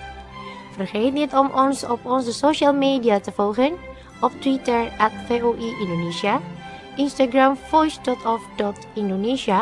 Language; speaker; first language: Dutch; non-native, learner; Indonesian